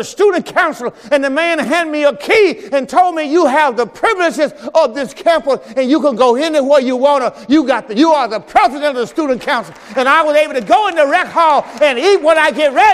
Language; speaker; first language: English; native; English